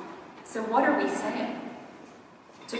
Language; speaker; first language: English; native; English